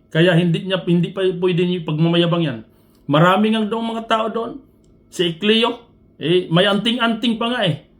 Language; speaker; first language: Filipino; non-native, local second language; Cebuano